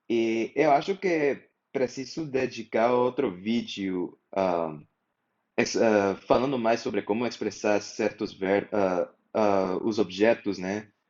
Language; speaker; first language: Portuguese; non-native, fluent; English